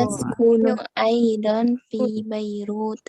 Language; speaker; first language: Arabic; non-native, learner; Indonesian